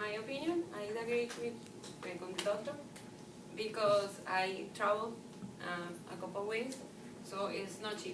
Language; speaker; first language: English; non-native, learner; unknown